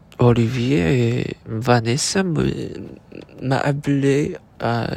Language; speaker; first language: French; non-native, learner; Chinese